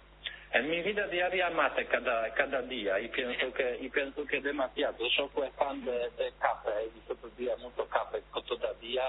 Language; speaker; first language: Spanish; non-native, fluent; Polish